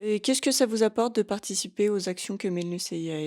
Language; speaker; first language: French; native; French